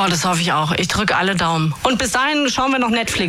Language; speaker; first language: German; native; German